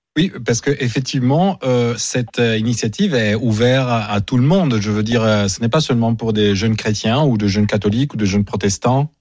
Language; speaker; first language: French; non-native, fluent; Italian